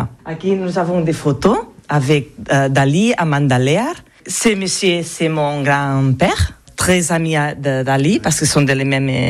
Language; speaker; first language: French; non-native, learner; Catalan